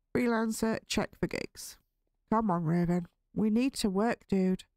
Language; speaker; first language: English; native; English